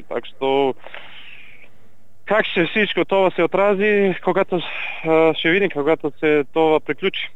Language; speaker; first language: Bulgarian; non-native, learner; Serbian